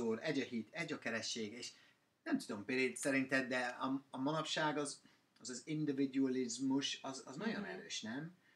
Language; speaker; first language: Hungarian; non-native, fluent; English